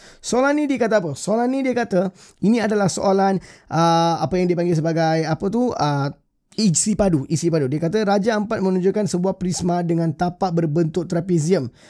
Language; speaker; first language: Malay; native; Malay